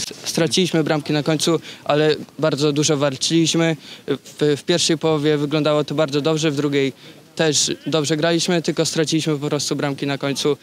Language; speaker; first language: Polish; native; Polish